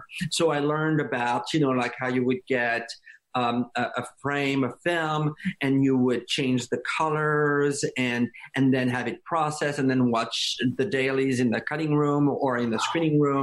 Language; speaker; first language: English; non-native, fluent; French